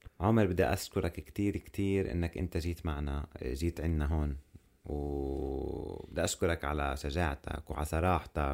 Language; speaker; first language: Arabic; native; Arabic